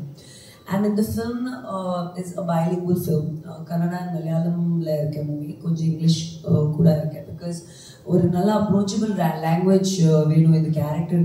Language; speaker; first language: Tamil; non-native, learner; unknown